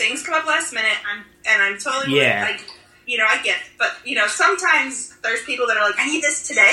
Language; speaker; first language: English; native; English